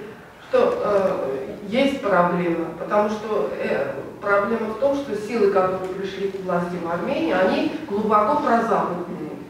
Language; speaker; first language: Russian; non-native, local second language; Armenian